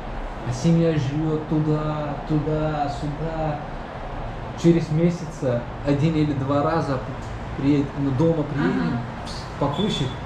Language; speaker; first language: Russian; non-native, learner; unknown